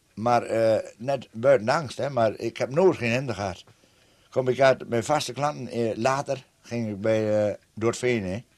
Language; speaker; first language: Dutch; native; Dutch